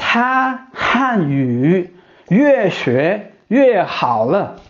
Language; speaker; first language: Chinese; non-native, fluent; Hmong